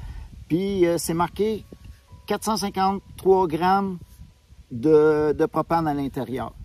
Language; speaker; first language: French; native; French